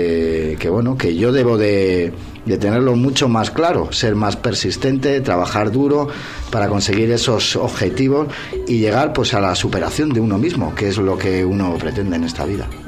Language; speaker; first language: Spanish; native; Spanish